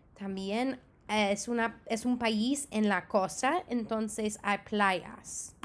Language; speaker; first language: Spanish; non-native, fluent; English